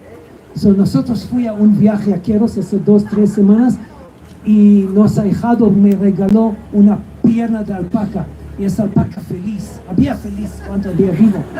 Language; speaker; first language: Spanish; non-native, learner; Hebrew